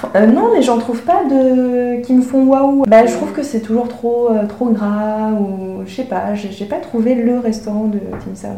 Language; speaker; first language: French; early bilingual, other home language; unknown